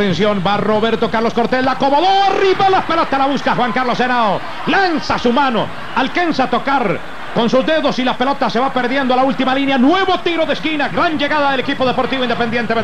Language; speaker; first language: Spanish; native; Spanish